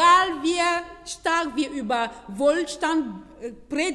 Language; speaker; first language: German; non-native, fluent; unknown